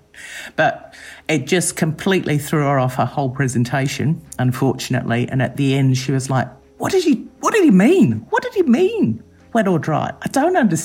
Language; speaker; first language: English; native; English